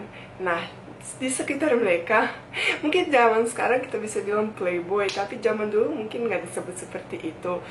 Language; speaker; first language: Indonesian; non-native, fluent; Bosnian